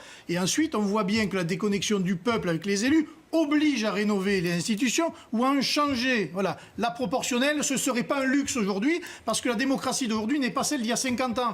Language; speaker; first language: French; native; French